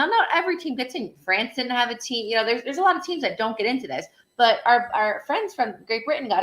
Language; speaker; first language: English; native; English